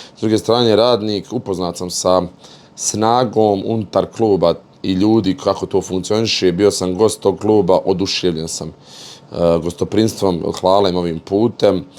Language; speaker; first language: Bosnian; native; Bosnian